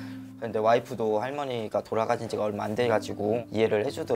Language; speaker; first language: Korean; native; Korean